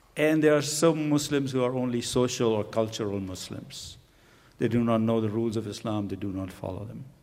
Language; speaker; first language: English; non-native, local second language; Urdu